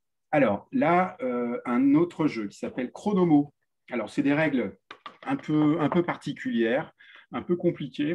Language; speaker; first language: French; native; French